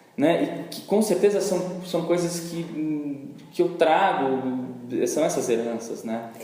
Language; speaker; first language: Portuguese; native; Portuguese